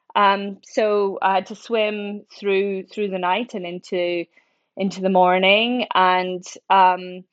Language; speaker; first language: English; native; English